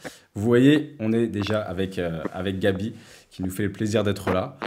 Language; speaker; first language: French; native; French